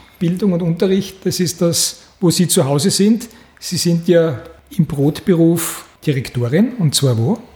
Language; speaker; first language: German; native; German